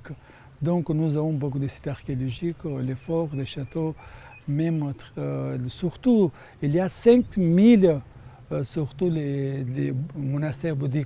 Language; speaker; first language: French; non-native, fluent; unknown